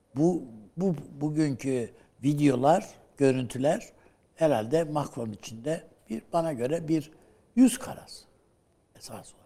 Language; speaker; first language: Turkish; native; Turkish